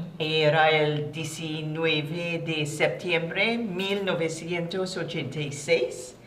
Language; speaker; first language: Spanish; non-native, learner; English